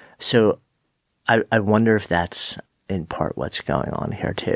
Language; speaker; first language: English; native; English